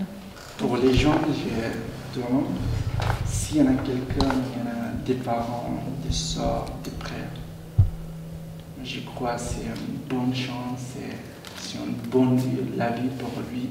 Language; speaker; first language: French; non-native, learner; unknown